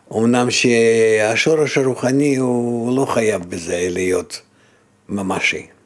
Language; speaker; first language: Hebrew; non-native, fluent; Russian